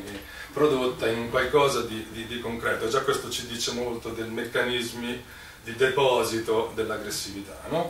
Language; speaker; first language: Italian; native; Italian